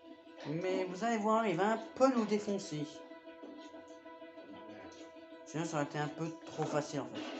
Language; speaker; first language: French; native; French